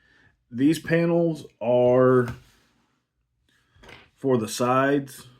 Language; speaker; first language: English; native; English